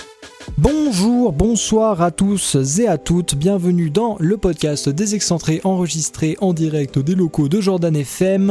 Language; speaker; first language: French; native; French